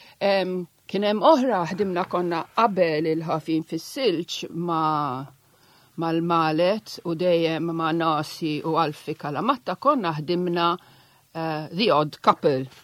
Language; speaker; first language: Maltese; non-native, local second language; Italian